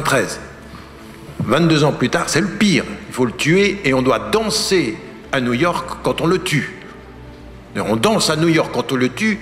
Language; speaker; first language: French; early bilingual, other home language; Arabic